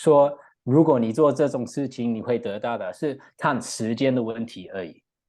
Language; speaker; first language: Chinese; non-native, learner; English